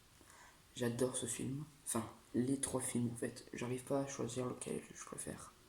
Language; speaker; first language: French; native; French